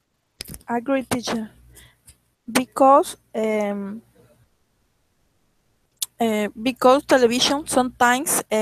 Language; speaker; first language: English; non-native, learner; Spanish